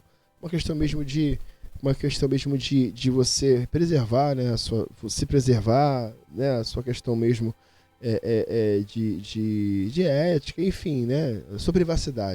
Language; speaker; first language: Portuguese; native; Portuguese